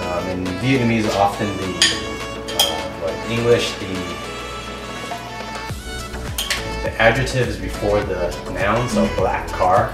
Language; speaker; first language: English; early bilingual, other home language; Vietnamese